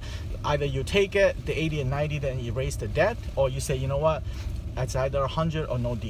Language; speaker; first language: English; non-native, fluent; Chinese